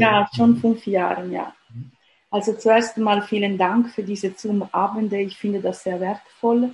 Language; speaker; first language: German; non-native, fluent; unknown